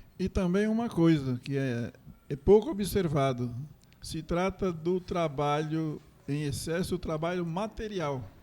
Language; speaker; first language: Portuguese; native; Portuguese